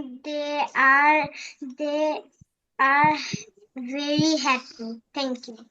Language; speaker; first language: English; non-native, learner; Bangla